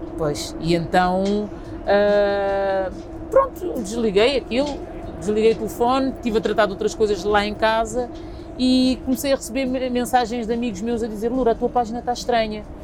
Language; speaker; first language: Portuguese; early bilingual, other home language; Kabuverdianu